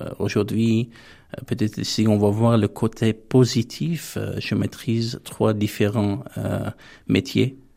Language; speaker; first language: French; non-native, fluent; Armenian